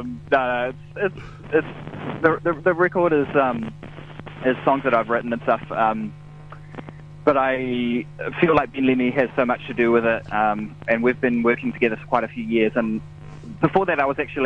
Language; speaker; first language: English; native; English